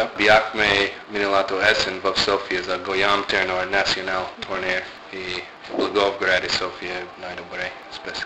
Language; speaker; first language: Bulgarian; non-native, learner; English